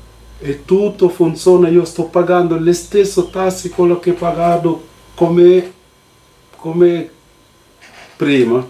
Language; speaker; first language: Italian; non-native, fluent; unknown